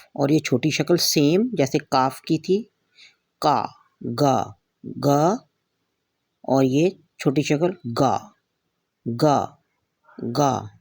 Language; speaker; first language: Urdu; native; Urdu